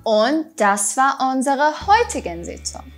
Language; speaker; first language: German; non-native, fluent; Persian